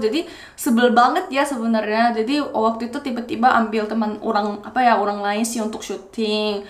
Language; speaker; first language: Indonesian; non-native, fluent; Korean